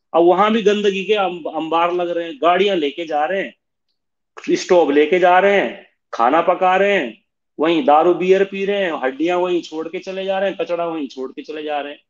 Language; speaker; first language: Hindi; native; Hindi